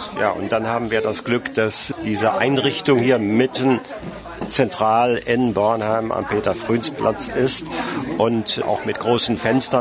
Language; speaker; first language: German; native; German